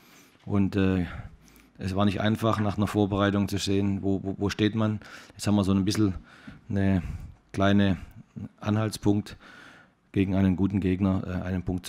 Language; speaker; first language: German; native; German